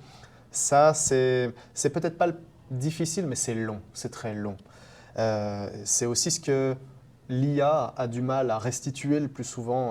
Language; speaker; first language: French; native; French